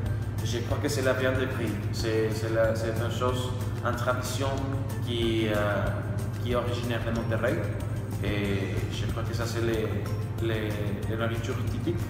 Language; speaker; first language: French; non-native, learner; Spanish